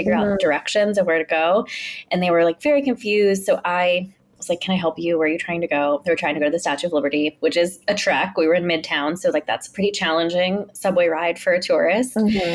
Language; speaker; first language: English; native; English